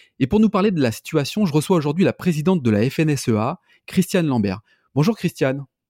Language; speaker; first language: French; native; French